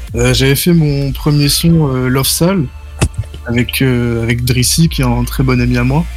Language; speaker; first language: French; native; French